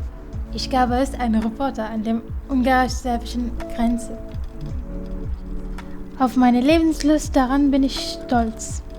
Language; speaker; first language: German; non-native, fluent; Kurdish